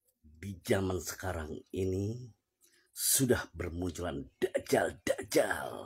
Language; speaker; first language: Indonesian; native; Indonesian